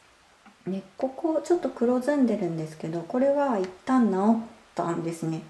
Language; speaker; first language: Japanese; native; Japanese